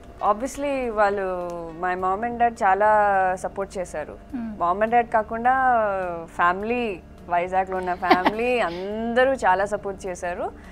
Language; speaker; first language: Telugu; non-native, fluent; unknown